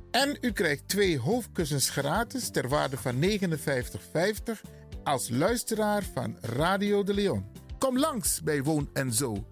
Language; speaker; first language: Dutch; native; Dutch